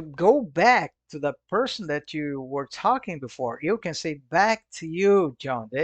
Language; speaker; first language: English; non-native, fluent; Portuguese